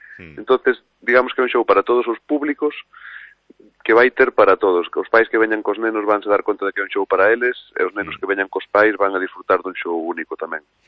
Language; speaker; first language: Galician; non-native, local second language; Spanish